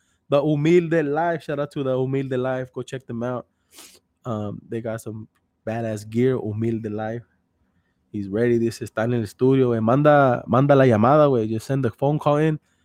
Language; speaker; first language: English; early bilingual, other home language; Spanish